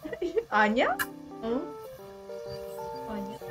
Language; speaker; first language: Korean; non-native, learner; Indonesian